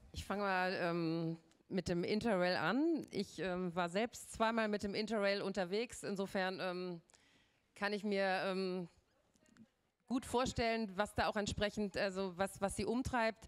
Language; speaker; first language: German; native; German